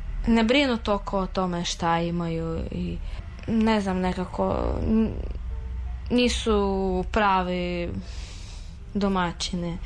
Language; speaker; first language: Serbian; non-native, fluent; Russian